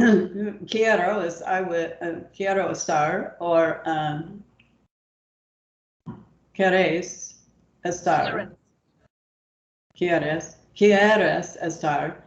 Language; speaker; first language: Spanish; non-native, learner; English